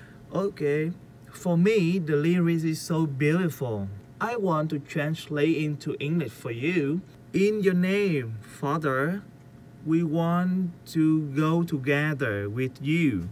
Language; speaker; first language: English; non-native, learner; Vietnamese